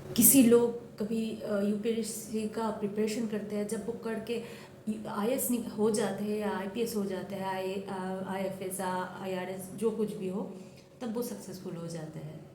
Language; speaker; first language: Hindi; non-native, local second language; Bangla